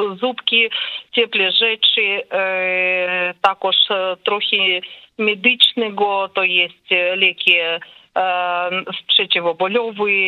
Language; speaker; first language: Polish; non-native, learner; Ukrainian